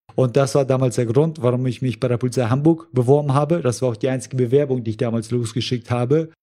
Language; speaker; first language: German; early bilingual, other home language; Russian